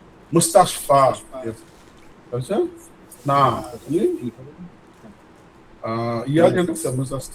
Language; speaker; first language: Arabic; non-native, learner; Bangla